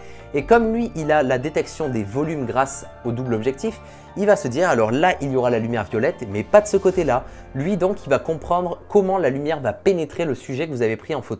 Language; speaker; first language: French; native; French